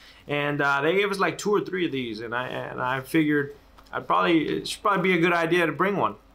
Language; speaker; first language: English; early bilingual, other home language; Spanish